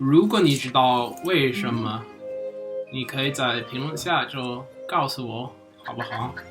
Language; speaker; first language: Chinese; non-native, fluent; English